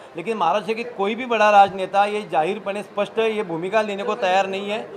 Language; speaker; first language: Hindi; non-native, local second language; Marathi